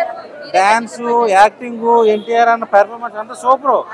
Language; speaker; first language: Telugu; native; Telugu